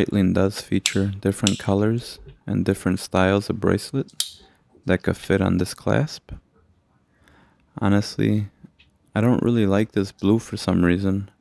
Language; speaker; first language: English; native; English